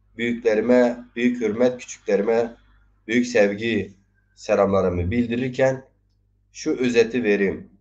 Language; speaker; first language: Turkish; non-native, local second language; Zaza